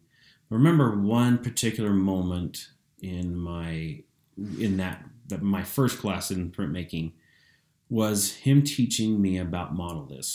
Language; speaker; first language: English; native; English